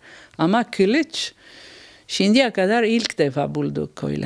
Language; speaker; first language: Turkish; non-native, learner; Italian